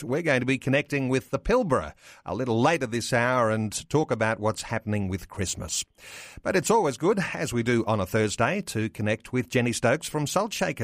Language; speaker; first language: English; native; English